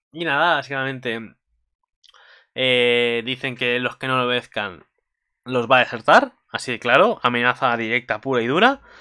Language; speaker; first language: Spanish; native; Spanish